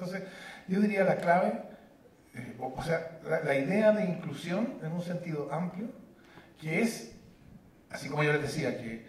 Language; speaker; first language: Spanish; native; Spanish